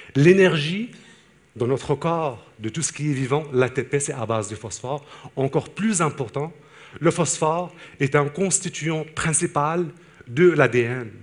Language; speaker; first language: French; non-native, local second language; Arabic